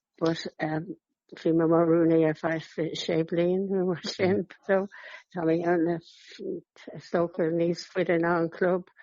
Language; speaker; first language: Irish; non-native, local second language; English